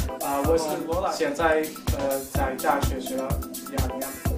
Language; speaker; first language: Chinese; non-native, learner; English